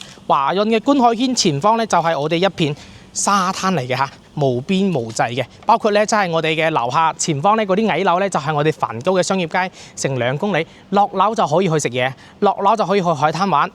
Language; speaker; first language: Cantonese; native; Cantonese